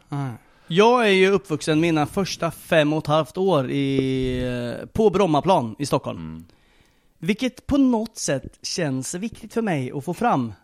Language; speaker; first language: Swedish; native; Swedish